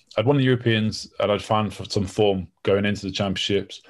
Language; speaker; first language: English; native; English